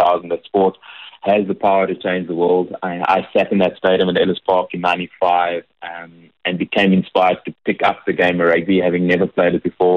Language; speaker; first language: English; native; English